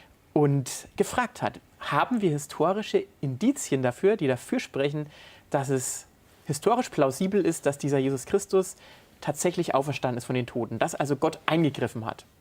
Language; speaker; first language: German; native; German